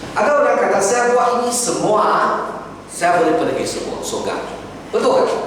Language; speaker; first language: Malay; non-native, local second language; Chinese